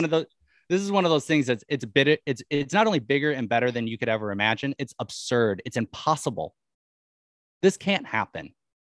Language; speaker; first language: English; native; English